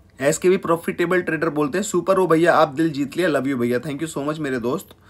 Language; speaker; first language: Hindi; native; Hindi